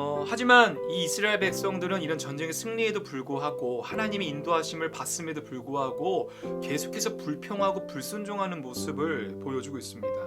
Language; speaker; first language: Korean; native; Korean